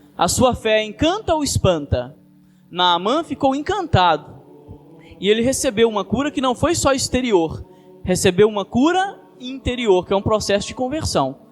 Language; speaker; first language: Portuguese; native; Portuguese